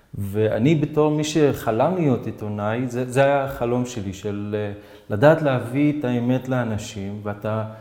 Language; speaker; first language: Hebrew; native; Hebrew